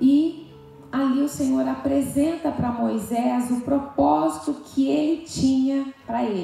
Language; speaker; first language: Portuguese; native; Portuguese